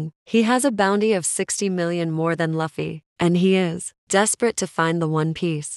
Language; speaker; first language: English; native; English